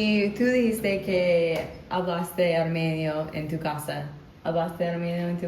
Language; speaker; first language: Spanish; non-native, learner; English